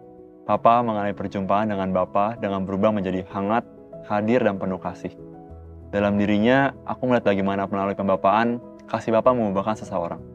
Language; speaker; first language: Indonesian; native; Indonesian